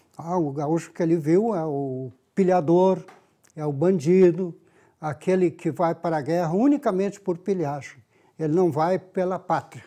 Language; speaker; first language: Portuguese; native; Portuguese